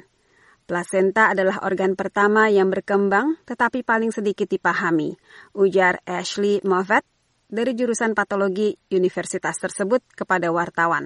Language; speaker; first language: Indonesian; native; Indonesian